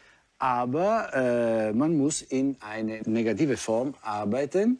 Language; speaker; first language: German; non-native, fluent; Italian